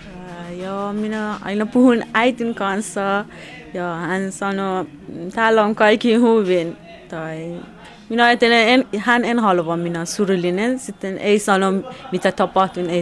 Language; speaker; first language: Finnish; non-native, learner; Persian